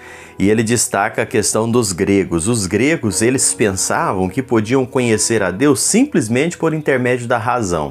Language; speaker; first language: Portuguese; native; Portuguese